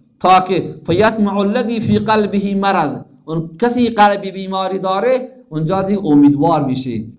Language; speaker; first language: Persian; non-native, local second language; Baluchi